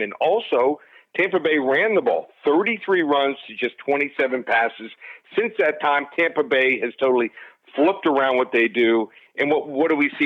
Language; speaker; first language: English; native; English